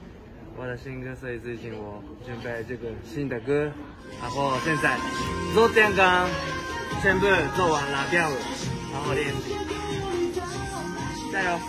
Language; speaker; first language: Chinese; non-native, learner; Japanese